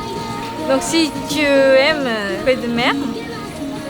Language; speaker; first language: French; non-native, learner; Japanese